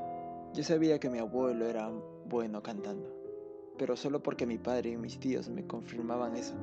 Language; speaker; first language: Spanish; native; Spanish